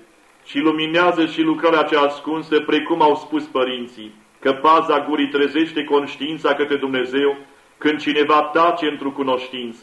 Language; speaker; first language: Romanian; native; Romanian